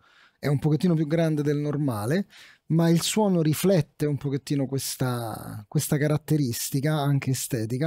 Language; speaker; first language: Italian; native; Italian